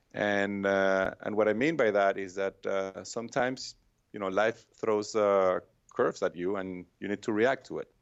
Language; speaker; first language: English; non-native, fluent; Spanish